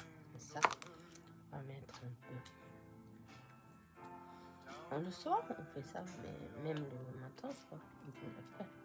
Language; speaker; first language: French; non-native, fluent; Japanese